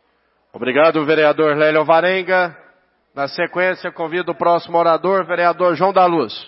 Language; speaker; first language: Portuguese; native; Portuguese